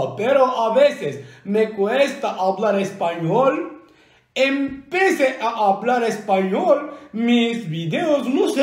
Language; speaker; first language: Spanish; non-native, learner; Turkish